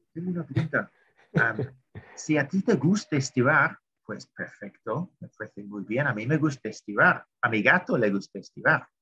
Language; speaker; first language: Spanish; non-native, fluent; English